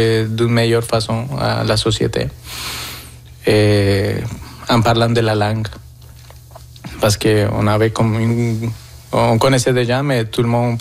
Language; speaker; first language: French; non-native, fluent; Spanish